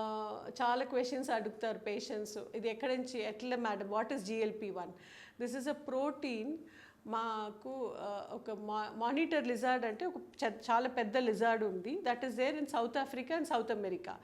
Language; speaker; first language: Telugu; non-native, local second language; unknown